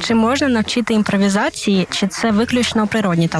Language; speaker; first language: Ukrainian; native; Ukrainian